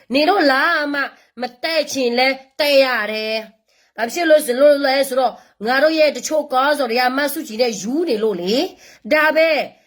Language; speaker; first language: Burmese; non-native, local second language; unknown